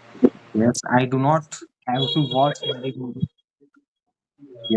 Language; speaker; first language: English; non-native, fluent; Hindi